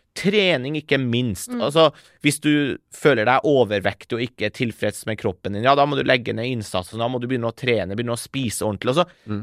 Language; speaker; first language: Norwegian; early bilingual, other home language; Persian